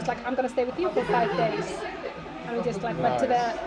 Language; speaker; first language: English; non-native, fluent; Icelandic